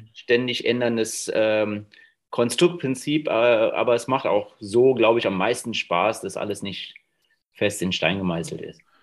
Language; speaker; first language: German; native; German